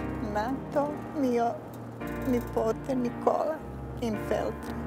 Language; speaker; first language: Italian; non-native, learner; Bosnian